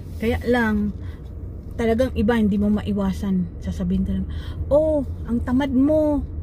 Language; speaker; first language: Filipino; non-native, local second language; Cebuano